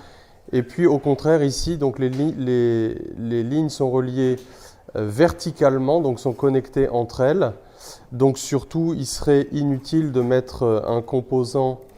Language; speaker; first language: French; native; French